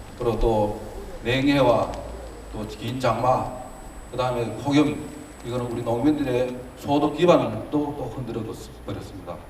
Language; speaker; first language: Korean; native; Korean